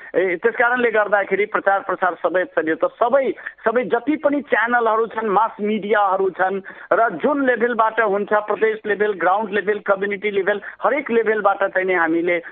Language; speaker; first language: Nepali; non-native, local second language; Maithili